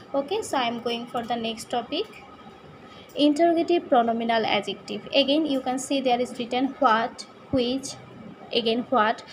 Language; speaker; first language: English; non-native, local second language; Bangla